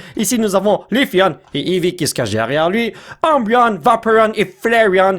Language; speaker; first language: French; native; French